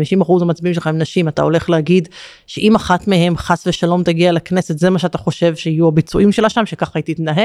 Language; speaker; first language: Hebrew; native; Hebrew